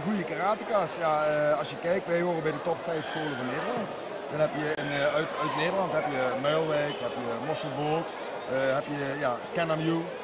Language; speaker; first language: Dutch; native; Dutch